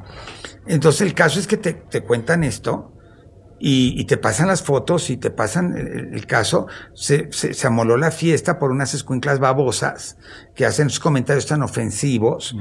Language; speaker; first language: Spanish; native; Spanish